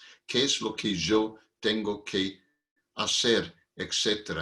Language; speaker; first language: Spanish; non-native, fluent; English